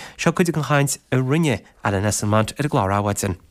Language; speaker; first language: Irish; native; Irish